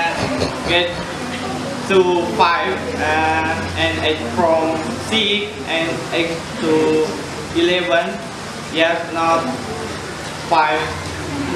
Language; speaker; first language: English; non-native, learner; Indonesian